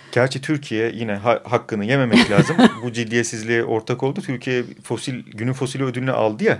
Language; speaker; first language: Turkish; native; Turkish